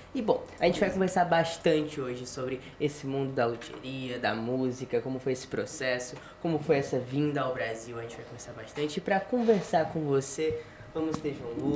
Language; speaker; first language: Portuguese; native; Portuguese